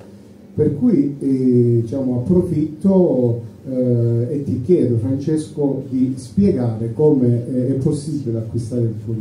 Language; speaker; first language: Italian; native; Italian